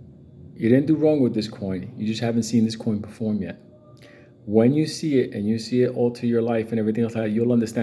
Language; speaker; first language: English; native; English